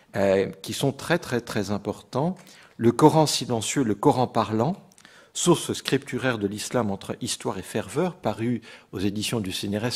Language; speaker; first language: French; native; French